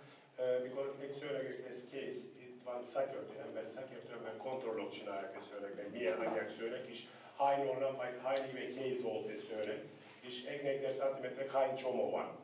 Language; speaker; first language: Hungarian; non-native, learner; Turkish